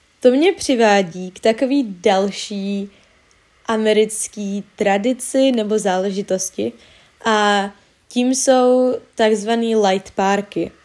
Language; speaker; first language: Czech; native; Czech